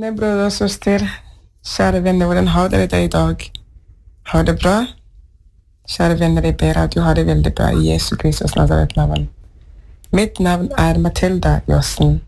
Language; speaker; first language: Norwegian; non-native, fluent; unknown